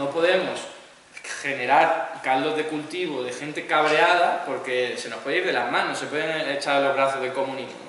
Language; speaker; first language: Spanish; native; Spanish